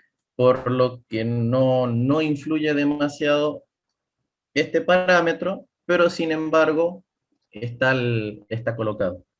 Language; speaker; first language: Spanish; native; Spanish